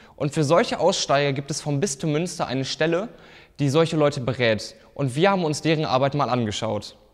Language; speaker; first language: German; native; German